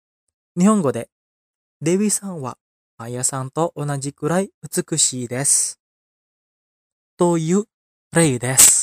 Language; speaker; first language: Japanese; non-native, fluent; Indonesian